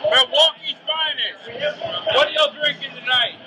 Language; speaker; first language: English; native; English